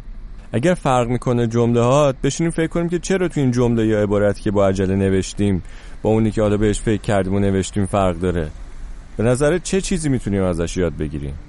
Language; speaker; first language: Persian; native; Persian